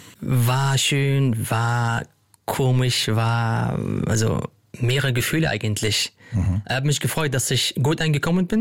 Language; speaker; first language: German; non-native, learner; Arabic